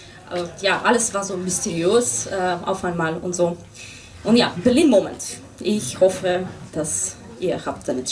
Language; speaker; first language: German; non-native, fluent; Russian